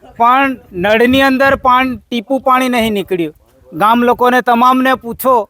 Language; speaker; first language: Gujarati; native; Gujarati